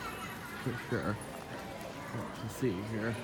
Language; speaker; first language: English; native; English